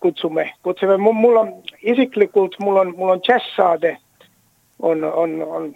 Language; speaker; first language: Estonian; non-native, learner; Finnish